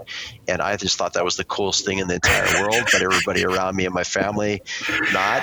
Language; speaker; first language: English; native; English